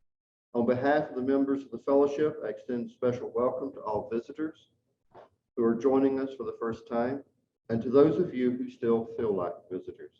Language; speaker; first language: English; native; English